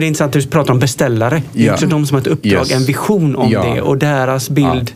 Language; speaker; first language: Swedish; native; Swedish